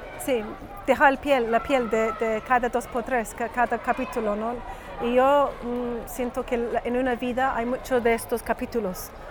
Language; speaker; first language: Spanish; non-native, fluent; English